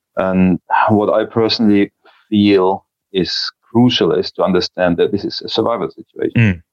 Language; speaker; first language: English; non-native, fluent; German